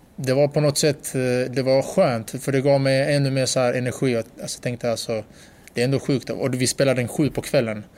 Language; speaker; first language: Swedish; early bilingual, other home language; Bosnian